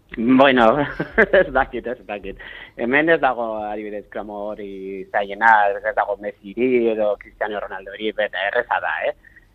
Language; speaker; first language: Basque; non-native, local second language; Spanish